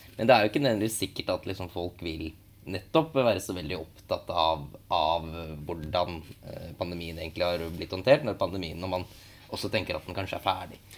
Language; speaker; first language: Norwegian; native; Norwegian